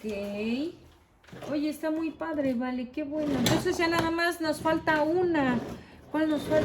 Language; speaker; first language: Spanish; native; Spanish